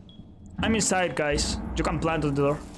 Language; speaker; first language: English; non-native, fluent; Spanish